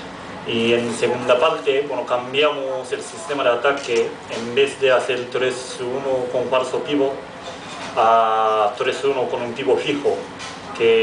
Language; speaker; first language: Spanish; non-native, fluent; Japanese